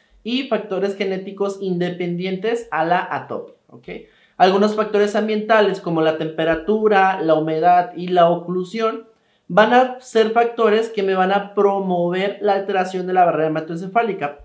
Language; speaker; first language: Spanish; native; Spanish